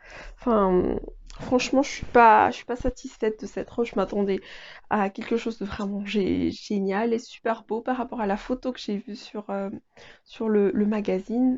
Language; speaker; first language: French; native; French